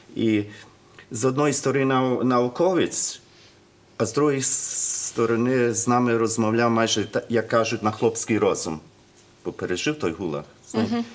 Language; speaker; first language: Ukrainian; early bilingual, heritage; Ukrainian